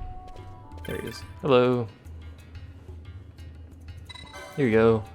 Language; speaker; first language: English; native; English